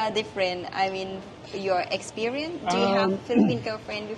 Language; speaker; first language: English; non-native, learner; Thai